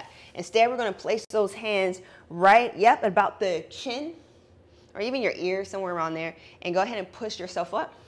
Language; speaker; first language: English; native; English